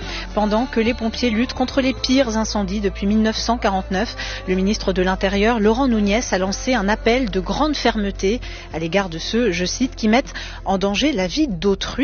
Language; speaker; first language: French; native; French